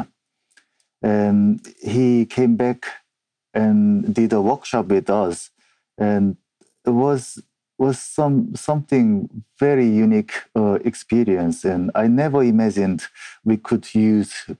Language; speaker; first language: English; non-native, fluent; Korean